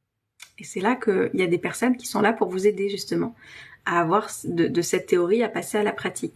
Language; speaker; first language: French; native; French